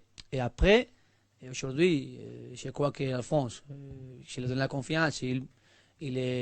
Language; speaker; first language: French; non-native, learner; Spanish